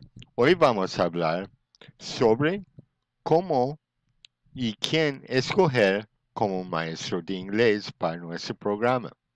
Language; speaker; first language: Spanish; non-native, fluent; English